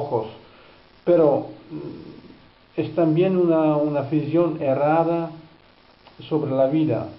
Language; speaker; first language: Spanish; non-native, fluent; Dutch